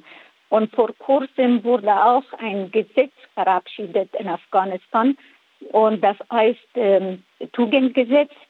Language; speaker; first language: German; non-native, fluent; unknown